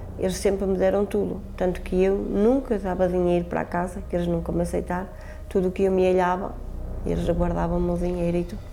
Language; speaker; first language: Portuguese; early bilingual, other home language; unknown